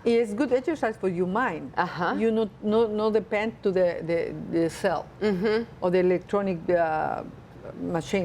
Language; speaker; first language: English; non-native, learner; Spanish